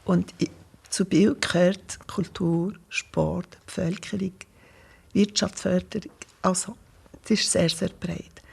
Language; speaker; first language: German; non-native, local second language; French